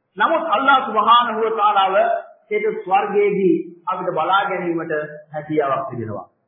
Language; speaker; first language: Sinhala; non-native, local second language; Tamil